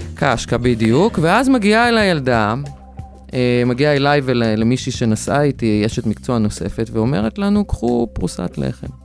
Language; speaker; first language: Hebrew; non-native, fluent; Lithuanian